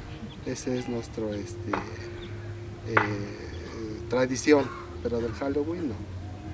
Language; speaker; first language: Spanish; native; Spanish